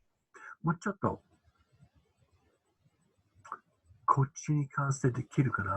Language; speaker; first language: Japanese; non-native, learner; English